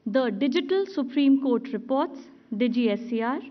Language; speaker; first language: English; non-native, local second language; Hindi